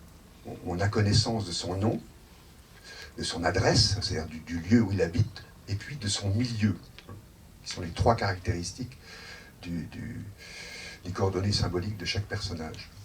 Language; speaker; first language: French; native; French